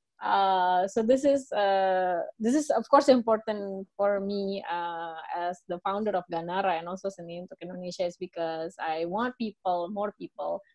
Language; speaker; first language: English; non-native, fluent; Indonesian